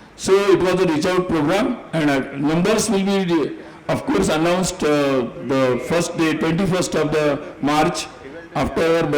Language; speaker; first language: English; non-native, local second language; Hindi